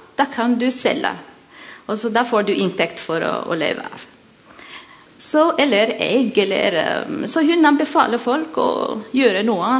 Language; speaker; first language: Norwegian; non-native, learner; Malagasy